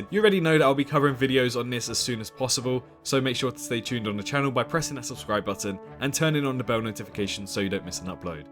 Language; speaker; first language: English; native; English